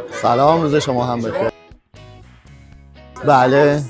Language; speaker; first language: Persian; native; Persian